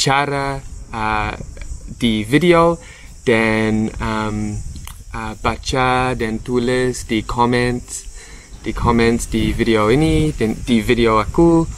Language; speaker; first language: Indonesian; non-native, learner; English